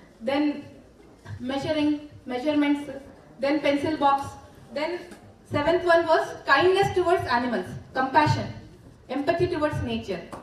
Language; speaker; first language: English; non-native, local second language; Telugu